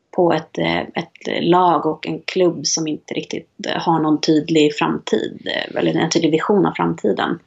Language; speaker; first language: Swedish; native; Swedish